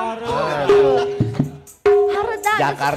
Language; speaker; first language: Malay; non-native, learner; German